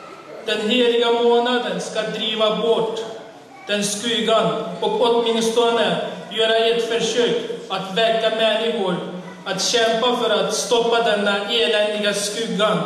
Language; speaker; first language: Swedish; non-native, fluent; Uyghur